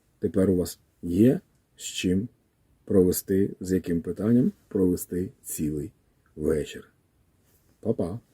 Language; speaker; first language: Ukrainian; native; Ukrainian